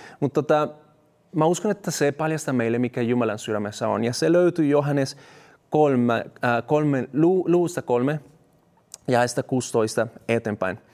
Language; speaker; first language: Finnish; non-native, fluent; Spanish